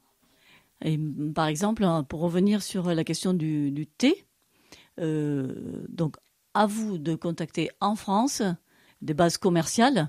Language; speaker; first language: French; native; French